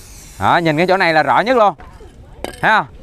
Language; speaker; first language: Vietnamese; native; Vietnamese